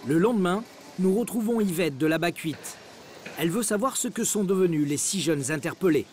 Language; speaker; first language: French; native; French